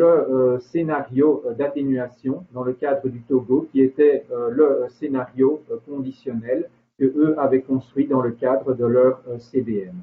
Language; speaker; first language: French; native; French